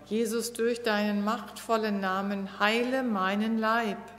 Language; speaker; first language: German; native; German